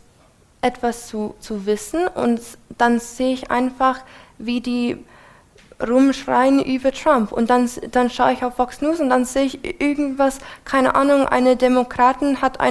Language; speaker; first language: German; non-native, fluent; English